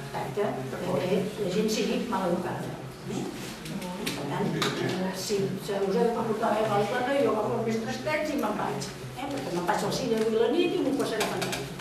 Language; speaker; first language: Catalan; native; Catalan